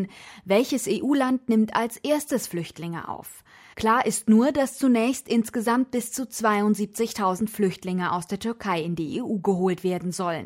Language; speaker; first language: German; native; German